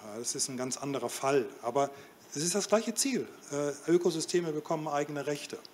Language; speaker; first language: German; native; German